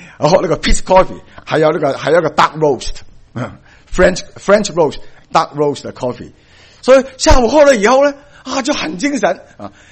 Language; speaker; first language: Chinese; non-native, local second language; Cantonese